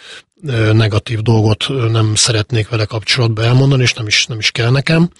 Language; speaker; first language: Hungarian; native; Hungarian